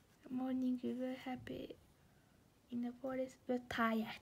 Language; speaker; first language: English; non-native, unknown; Azerbaijani